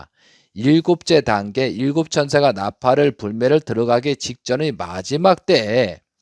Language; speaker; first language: Korean; native; Korean